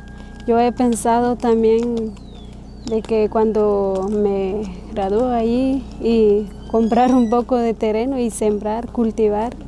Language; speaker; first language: Spanish; non-native, local second language; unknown